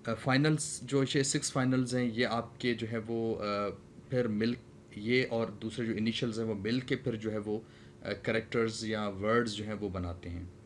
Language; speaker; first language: Urdu; non-native, local second language; Sindhi